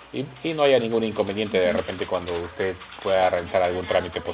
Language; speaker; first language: Spanish; native; Spanish